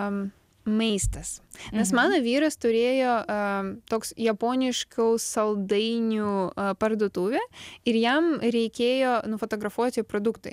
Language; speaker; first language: Lithuanian; non-native, learner; Ukrainian